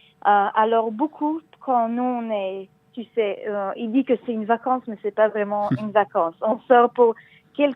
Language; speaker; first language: French; non-native, learner; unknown